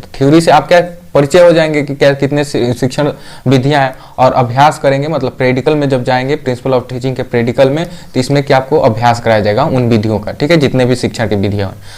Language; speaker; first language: Hindi; native; Hindi